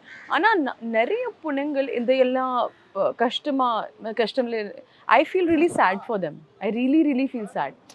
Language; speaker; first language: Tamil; non-native, local second language; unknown